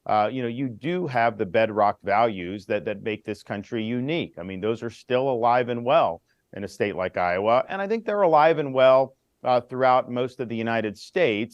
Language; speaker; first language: English; native; English